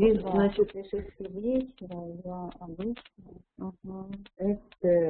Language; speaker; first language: Russian; native; Russian